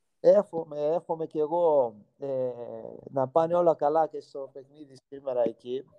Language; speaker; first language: Greek; non-native, fluent; Portuguese